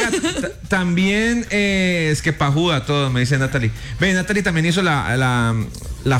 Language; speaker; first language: Spanish; native; Spanish